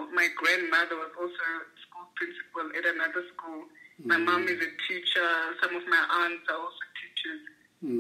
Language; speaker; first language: English; non-native, local second language; Xhosa